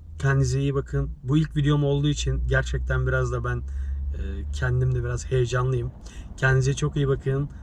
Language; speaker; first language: Turkish; native; Turkish